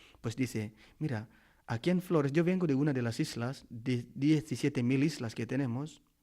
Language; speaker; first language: Spanish; non-native, fluent; Indonesian